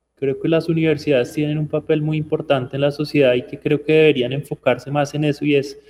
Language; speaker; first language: Spanish; native; Spanish